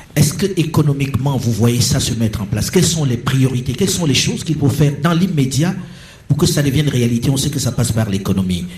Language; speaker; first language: French; native; French